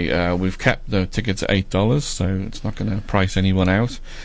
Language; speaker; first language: English; native; English